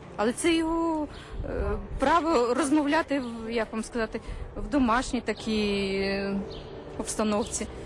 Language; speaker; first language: Ukrainian; non-native, local second language; Russian